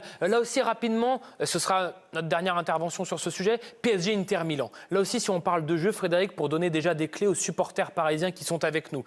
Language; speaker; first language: French; native; French